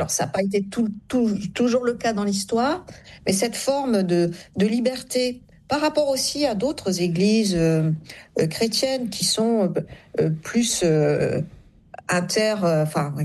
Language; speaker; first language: French; native; French